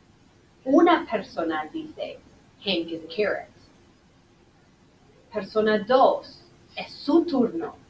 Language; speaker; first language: Spanish; non-native, fluent; English